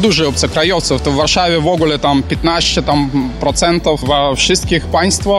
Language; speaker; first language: Polish; non-native, learner; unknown